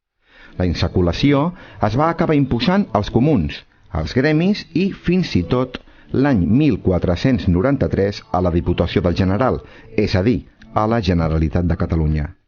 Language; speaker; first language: Catalan; native; Catalan